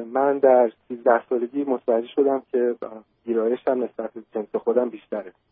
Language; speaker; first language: Persian; early bilingual, heritage; Persian